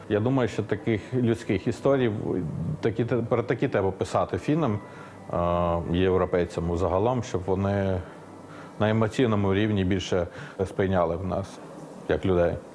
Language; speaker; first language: Ukrainian; early bilingual, heritage; Finnish